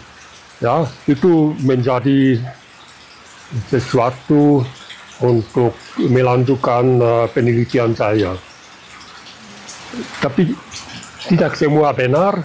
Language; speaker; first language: Indonesian; non-native, learner; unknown